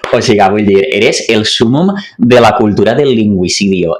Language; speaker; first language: Spanish; non-native, local second language; Catalan